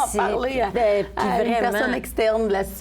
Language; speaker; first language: French; native; French